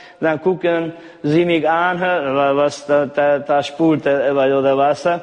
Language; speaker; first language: German; non-native, local second language; Hungarian